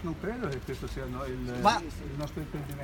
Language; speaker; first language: Italian; native; Italian